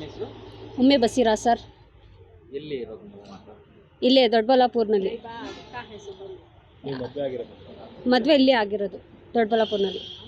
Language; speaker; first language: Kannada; non-native, local second language; Urdu